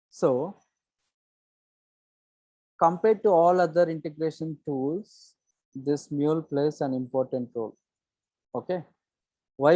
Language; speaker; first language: English; non-native, local second language; Telugu